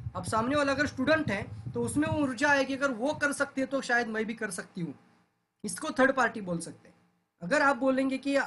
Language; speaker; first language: Hindi; non-native, local second language; Marathi